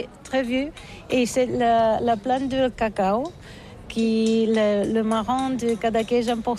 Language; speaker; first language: French; non-native, learner; Catalan